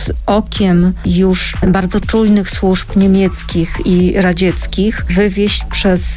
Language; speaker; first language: Polish; native; Polish